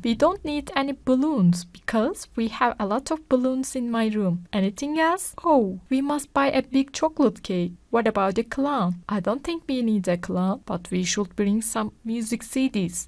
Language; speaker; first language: English; non-native, fluent; Turkish